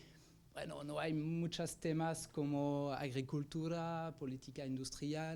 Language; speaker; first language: Spanish; non-native, fluent; French